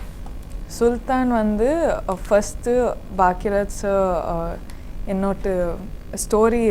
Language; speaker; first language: Tamil; non-native, learner; Kodava